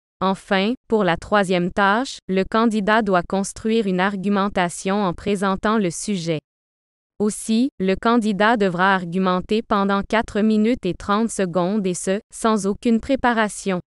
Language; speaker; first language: French; non-native, fluent; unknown